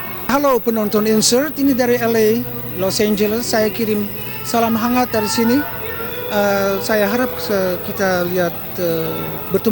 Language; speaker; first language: Indonesian; early bilingual, heritage; Indonesian